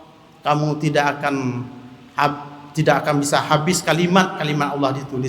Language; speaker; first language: Indonesian; native; Indonesian